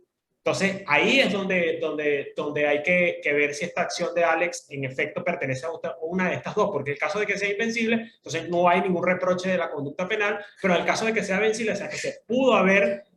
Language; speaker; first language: Spanish; native; Spanish